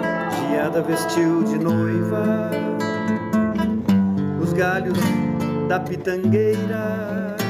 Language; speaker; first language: Portuguese; native; Portuguese